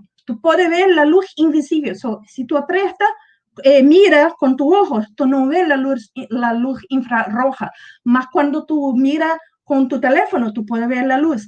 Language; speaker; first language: Spanish; non-native, learner; Portuguese